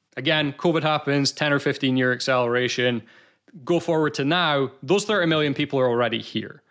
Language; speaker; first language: English; native; English